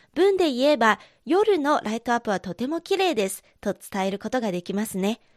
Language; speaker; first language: Japanese; non-native, fluent; Chinese